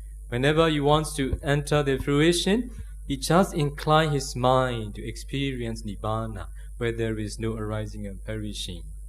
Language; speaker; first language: English; non-native, fluent; Burmese